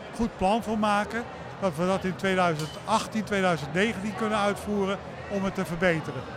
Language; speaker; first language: Dutch; native; Dutch